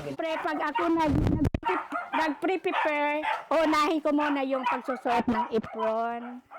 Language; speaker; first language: Filipino; non-native, local second language; Aklanon